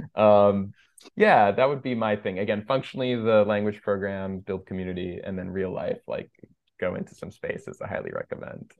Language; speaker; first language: English; early bilingual, other home language; Persian